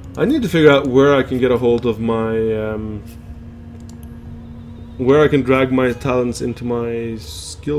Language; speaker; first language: English; non-native, fluent; Norwegian